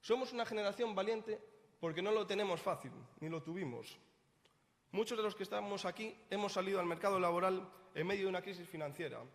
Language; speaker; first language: Spanish; native; Spanish